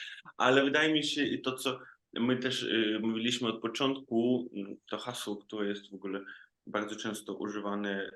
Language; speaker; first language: Polish; non-native, fluent; Ukrainian